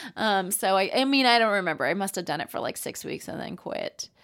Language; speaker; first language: English; early bilingual, other home language; Persian